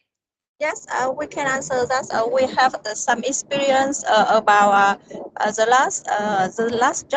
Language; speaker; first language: English; non-native, learner; Vietnamese